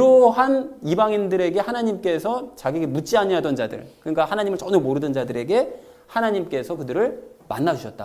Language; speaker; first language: Korean; native; Korean